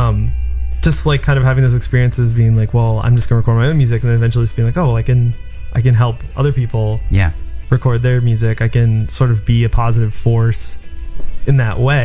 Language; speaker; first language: English; early bilingual, other home language; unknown